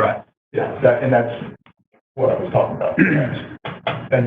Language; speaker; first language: English; native; English